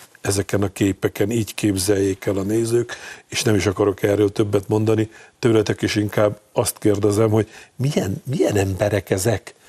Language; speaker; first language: Hungarian; native; Hungarian